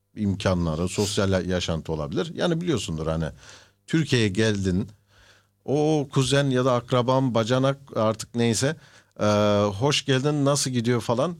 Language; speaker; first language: Turkish; native; Turkish